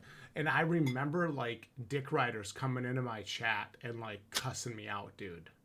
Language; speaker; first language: English; native; English